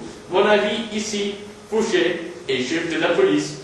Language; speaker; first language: French; non-native, learner; English